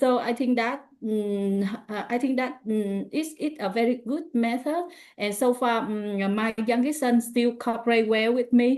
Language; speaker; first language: English; non-native, learner; Vietnamese